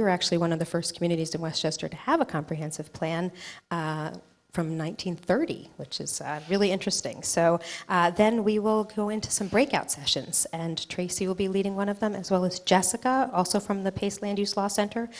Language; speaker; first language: English; native; English